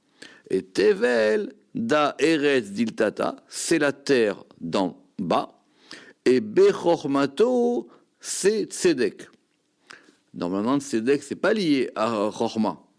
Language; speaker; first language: French; native; French